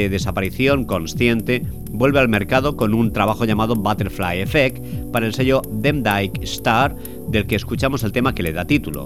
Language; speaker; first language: Spanish; native; Spanish